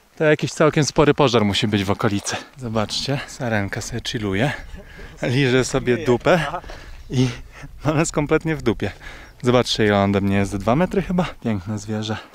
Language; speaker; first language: Polish; native; Polish